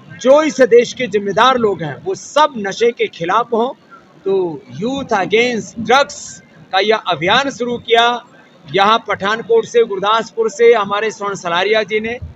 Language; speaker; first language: Hindi; native; Hindi